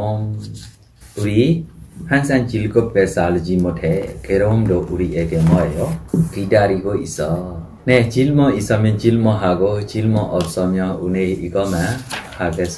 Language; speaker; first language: Korean; non-native, fluent; Burmese